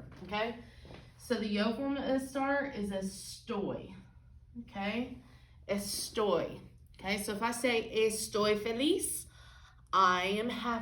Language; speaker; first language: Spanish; non-native, fluent; English